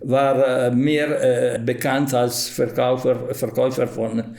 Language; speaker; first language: German; non-native, fluent; Italian